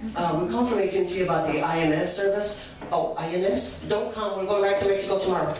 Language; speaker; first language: English; native; English